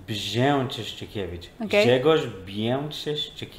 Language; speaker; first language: Polish; non-native, learner; Hebrew